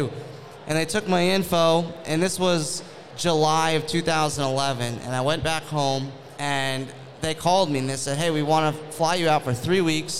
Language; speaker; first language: English; native; English